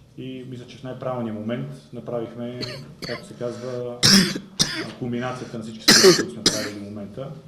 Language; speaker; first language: Bulgarian; native; Bulgarian